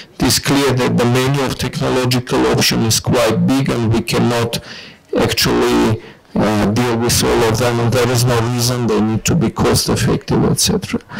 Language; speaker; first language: English; non-native, fluent; Armenian